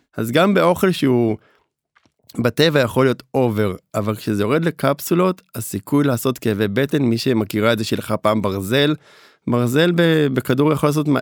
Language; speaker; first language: Hebrew; native; Hebrew